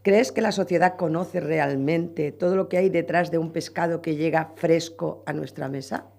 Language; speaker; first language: Spanish; non-native, local second language; Catalan